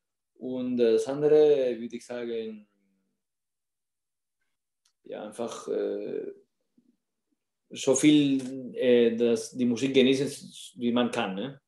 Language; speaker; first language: German; non-native, fluent; Spanish